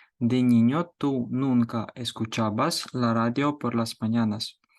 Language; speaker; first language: Spanish; non-native, fluent; Ukrainian